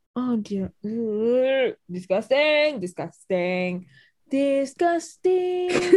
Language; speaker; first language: English; native; English